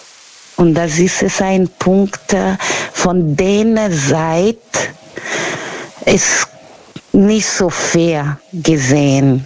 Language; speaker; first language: German; non-native, learner; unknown